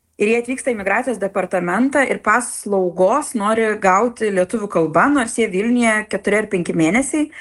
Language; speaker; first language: Lithuanian; native; Lithuanian